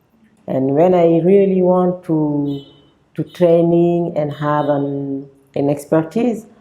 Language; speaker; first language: English; non-native, local second language; French